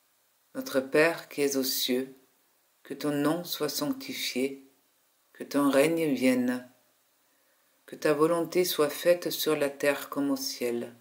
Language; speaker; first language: French; native; French